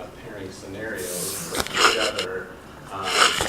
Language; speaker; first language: English; native; English